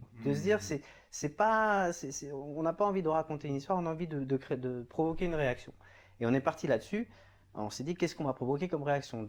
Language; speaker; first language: French; native; French